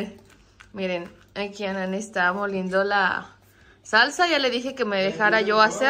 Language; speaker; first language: Spanish; native; Spanish